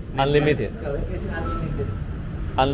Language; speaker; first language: English; non-native, learner; Chinese